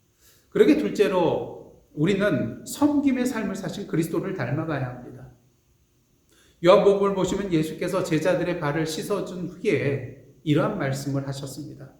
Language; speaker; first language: Korean; native; Korean